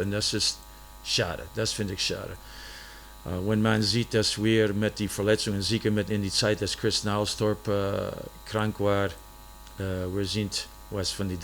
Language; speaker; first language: German; non-native, fluent; English